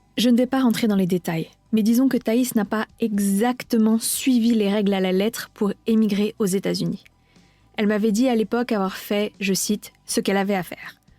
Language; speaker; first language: French; native; French